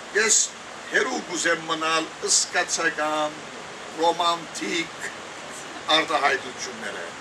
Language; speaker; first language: Armenian; early bilingual, heritage; Armenian